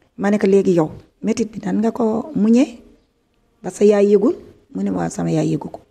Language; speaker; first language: Wolof; native; Wolof